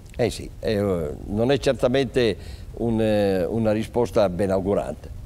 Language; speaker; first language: Italian; native; Italian